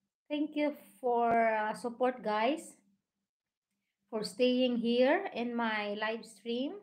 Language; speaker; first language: English; non-native, learner; Filipino